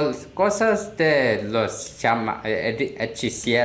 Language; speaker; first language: Spanish; non-native, learner; Korean